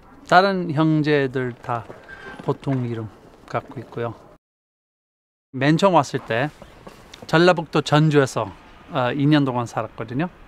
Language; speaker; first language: Korean; non-native, fluent; English